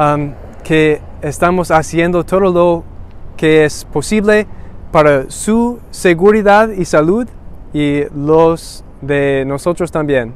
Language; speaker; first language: Spanish; non-native, learner; English